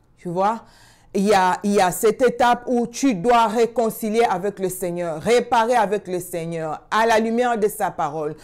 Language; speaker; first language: French; non-native, local second language; Swahili